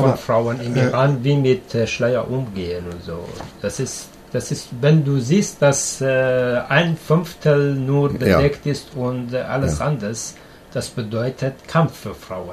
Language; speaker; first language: German; non-native, learner; Persian